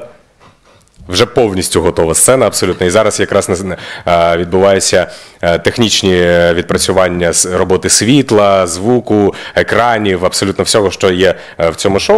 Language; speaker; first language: Ukrainian; native; Ukrainian